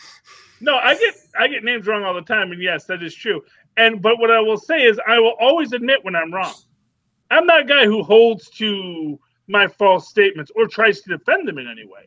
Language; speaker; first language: English; native; English